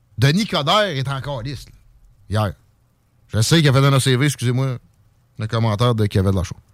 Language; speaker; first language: French; native; French